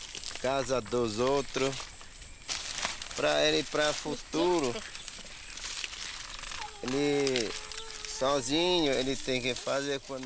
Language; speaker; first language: Portuguese; non-native, local second language; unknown